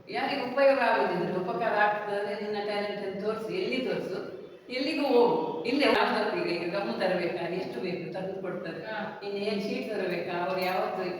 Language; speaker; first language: Kannada; native; Kannada